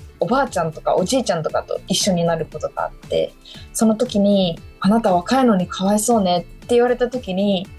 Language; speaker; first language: Japanese; native; Japanese